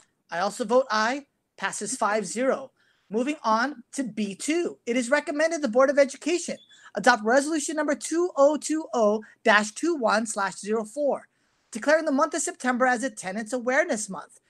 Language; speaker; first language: English; native; English